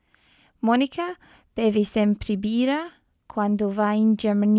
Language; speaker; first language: Italian; non-native, learner; English